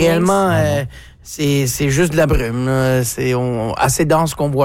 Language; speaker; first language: French; native; French